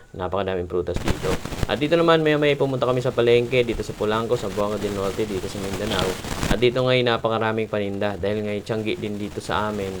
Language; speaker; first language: Filipino; non-native, local second language; Cebuano